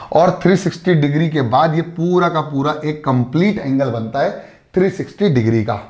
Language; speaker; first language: Hindi; native; Hindi